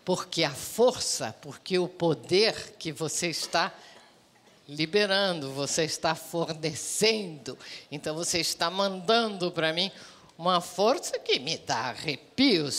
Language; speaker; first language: Portuguese; native; Portuguese